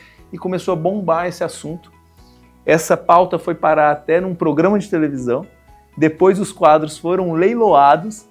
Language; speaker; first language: Portuguese; native; Portuguese